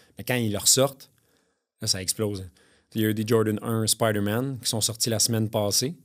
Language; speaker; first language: French; native; French